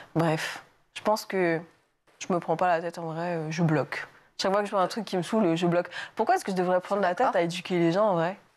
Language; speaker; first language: French; native; French